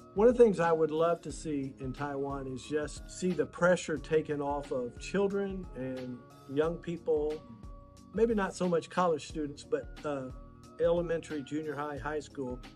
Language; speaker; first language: English; native; English